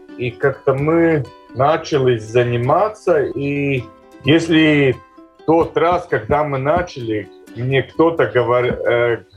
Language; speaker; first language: Russian; non-native, local second language; Latvian